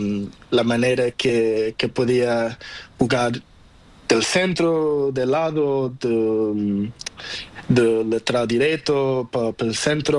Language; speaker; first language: Spanish; non-native, learner; Portuguese